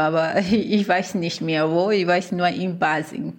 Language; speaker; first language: German; early bilingual, other home language; Portuguese